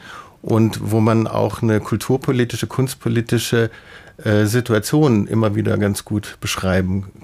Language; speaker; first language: German; native; German